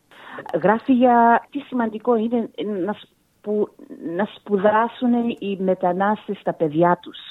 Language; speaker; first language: Greek; early bilingual, heritage; Greek